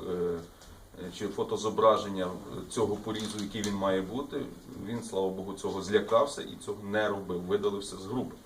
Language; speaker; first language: Ukrainian; native; Ukrainian